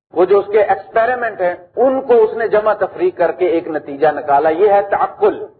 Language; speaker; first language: Urdu; non-native, local second language; Punjabi